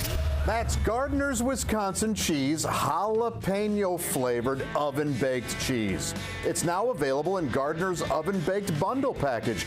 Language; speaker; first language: English; native; English